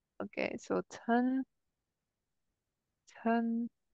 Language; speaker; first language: Chinese; non-native, learner; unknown